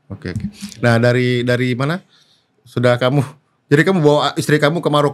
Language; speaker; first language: Indonesian; native; Indonesian